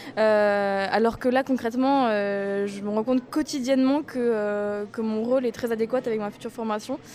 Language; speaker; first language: French; native; French